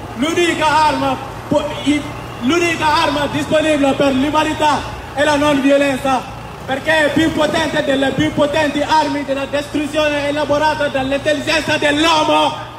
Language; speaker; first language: Italian; non-native, learner; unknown